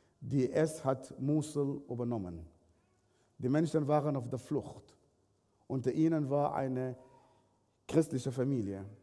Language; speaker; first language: German; non-native, fluent; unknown